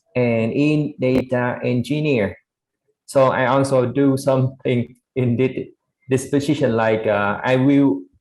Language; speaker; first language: English; non-native, learner; Vietnamese